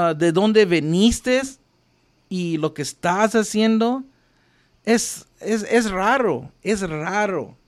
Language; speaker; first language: Spanish; early bilingual, heritage; Spanish